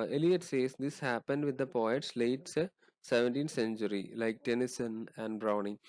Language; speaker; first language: English; non-native, local second language; Malayalam